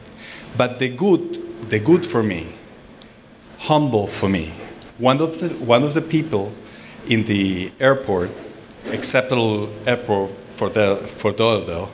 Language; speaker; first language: English; non-native, fluent; Spanish